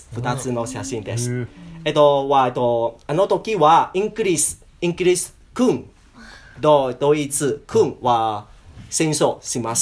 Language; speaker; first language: Japanese; non-native, learner; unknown